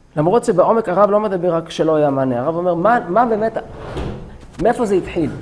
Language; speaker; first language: Hebrew; native; Hebrew